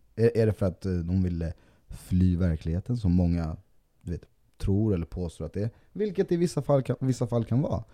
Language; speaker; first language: Swedish; early bilingual, other home language; Spanish